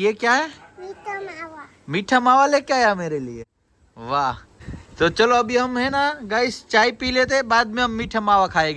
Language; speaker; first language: Hindi; non-native, local second language; Gujarati